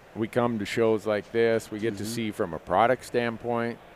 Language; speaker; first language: English; native; English